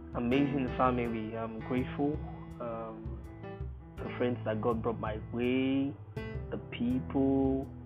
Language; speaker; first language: English; non-native, local second language; Yoruba